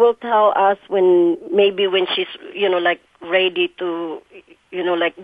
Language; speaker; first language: English; non-native, local second language; Cebuano